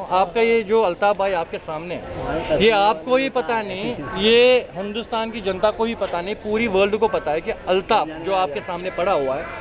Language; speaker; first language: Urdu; non-native, local second language; Kashmiri